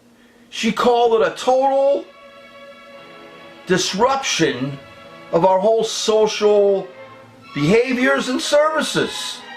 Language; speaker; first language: English; native; English